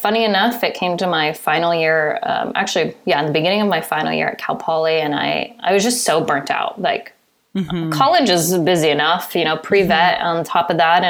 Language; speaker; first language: English; native; English